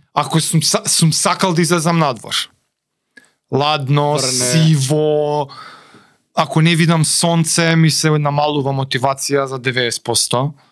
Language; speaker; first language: Macedonian; native; Macedonian